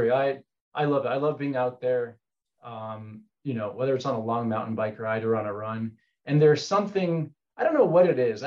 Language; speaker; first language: English; native; English